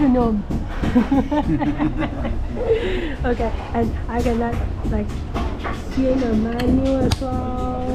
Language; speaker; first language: English; non-native, local second language; Cantonese